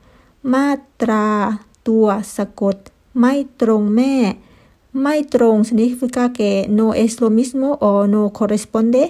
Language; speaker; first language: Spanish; non-native, fluent; Thai